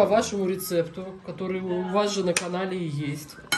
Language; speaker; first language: Russian; native; Russian